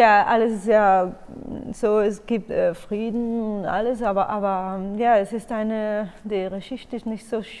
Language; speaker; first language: German; non-native, learner; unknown